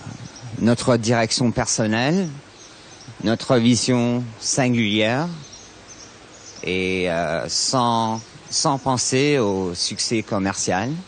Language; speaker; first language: French; non-native, fluent; English